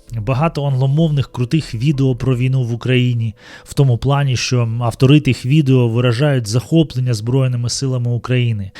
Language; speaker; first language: Ukrainian; non-native, local second language; Russian